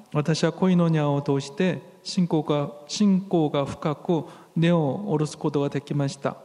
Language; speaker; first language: Japanese; non-native, fluent; Korean